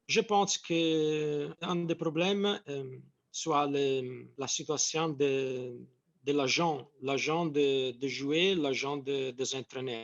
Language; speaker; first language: French; non-native, fluent; Italian